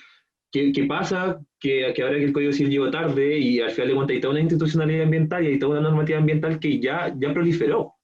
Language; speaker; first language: Spanish; native; Spanish